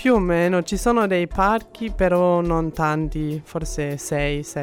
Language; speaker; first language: Italian; non-native, fluent; German